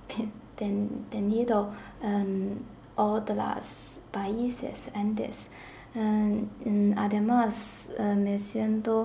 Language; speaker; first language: Spanish; non-native, learner; Chinese